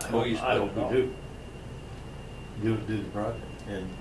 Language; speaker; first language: English; native; English